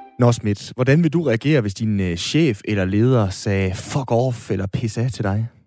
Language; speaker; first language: Danish; native; Danish